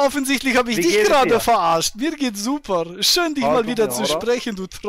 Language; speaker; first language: German; native; German